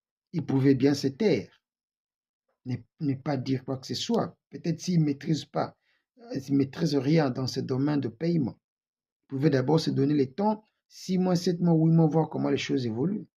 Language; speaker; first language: French; non-native, local second language; Lingala